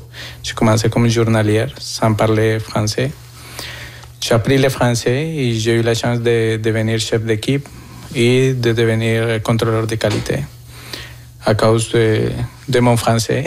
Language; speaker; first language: French; non-native, fluent; Spanish